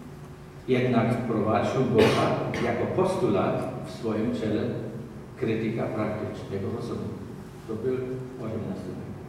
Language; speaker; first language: Polish; non-native, learner; German